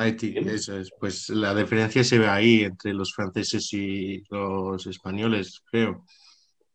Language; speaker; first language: Spanish; non-native, fluent; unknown